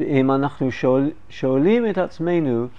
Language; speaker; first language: Hebrew; non-native, fluent; English